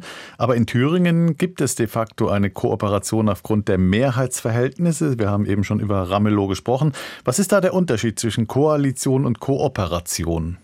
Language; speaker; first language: German; native; German